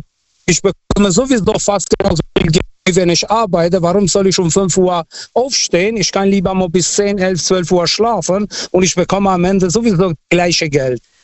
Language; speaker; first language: German; non-native, fluent; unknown